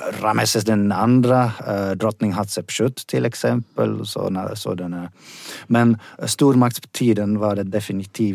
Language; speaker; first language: Swedish; non-native, fluent; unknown